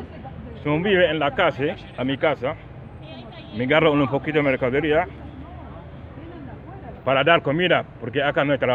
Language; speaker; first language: Spanish; non-native, learner; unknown